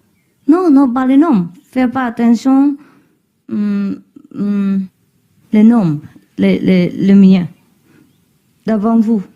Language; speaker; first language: French; non-native, learner; Chinese